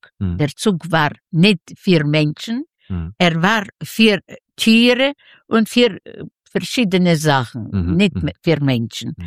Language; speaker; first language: German; non-native, learner; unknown